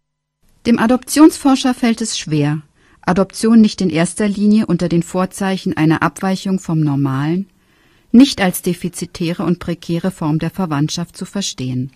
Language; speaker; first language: German; native; German